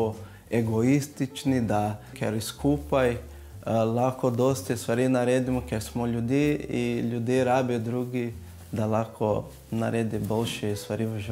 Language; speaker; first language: Slovenian; non-native, learner; Portuguese